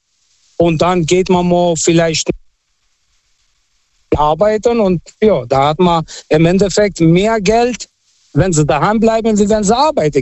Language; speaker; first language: German; non-native, fluent; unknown